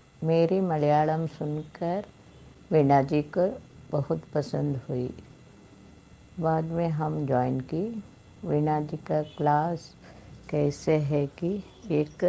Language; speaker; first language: Hindi; non-native, learner; Malayalam